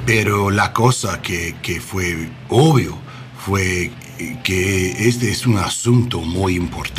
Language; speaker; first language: Spanish; non-native, learner; English